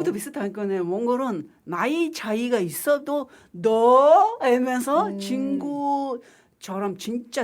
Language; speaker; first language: Korean; non-native, fluent; Mongolian